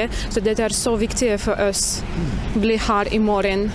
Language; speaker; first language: Norwegian; non-native, learner; Ukrainian